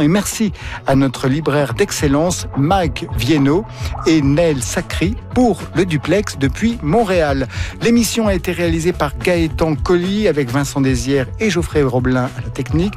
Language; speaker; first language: French; native; French